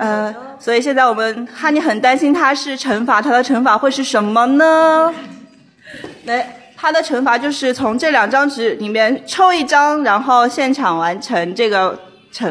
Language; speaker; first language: Chinese; native; Chinese